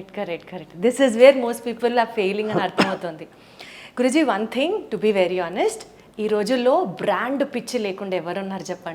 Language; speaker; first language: Telugu; native; Telugu